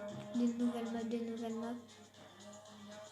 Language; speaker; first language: French; native; French